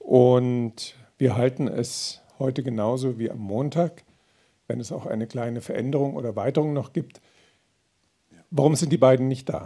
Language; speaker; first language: German; native; German